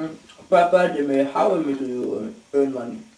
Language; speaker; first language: English; non-native, learner; Danish